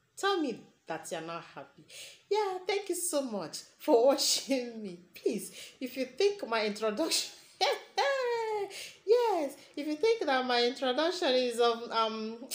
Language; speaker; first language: English; non-native, local second language; Igbo